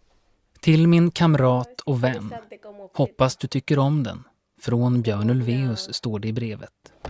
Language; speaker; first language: Swedish; native; Swedish